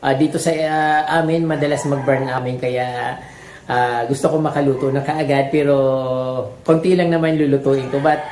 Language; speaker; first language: Filipino; native; Filipino